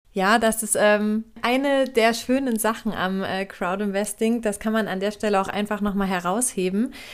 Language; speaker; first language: German; native; German